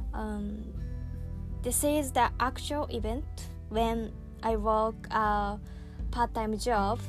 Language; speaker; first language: English; non-native, learner; Japanese